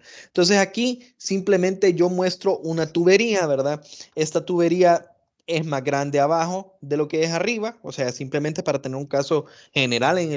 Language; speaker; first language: Spanish; native; Spanish